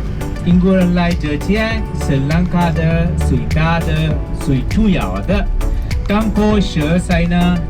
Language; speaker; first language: Chinese; non-native, learner; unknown